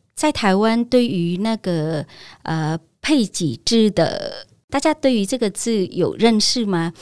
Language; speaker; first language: Chinese; non-native, fluent; Vietnamese